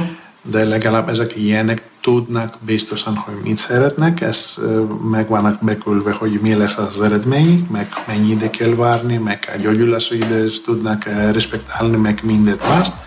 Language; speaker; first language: Hungarian; non-native, fluent; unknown